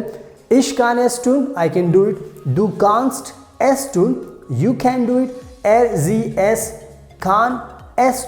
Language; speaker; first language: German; non-native, fluent; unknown